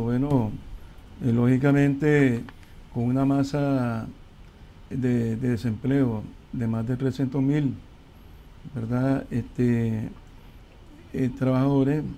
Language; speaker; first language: Spanish; native; Spanish